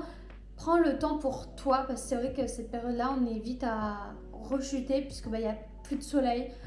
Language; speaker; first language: French; native; French